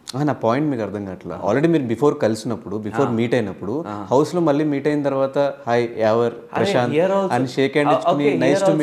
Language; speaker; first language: Telugu; native; Telugu